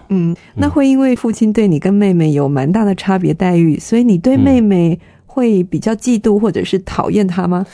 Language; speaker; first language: Chinese; native; Chinese